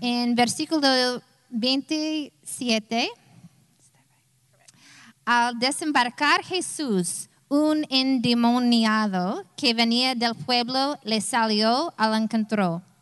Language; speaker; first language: Spanish; non-native, fluent; English